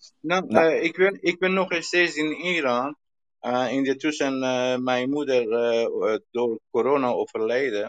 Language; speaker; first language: Dutch; non-native, learner; Persian